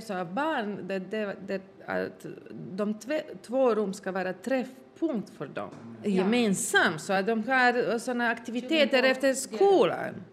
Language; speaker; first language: Swedish; non-native, fluent; Bosnian